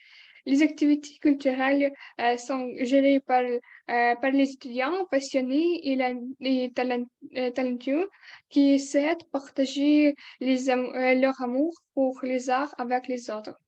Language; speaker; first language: French; non-native, learner; Ukrainian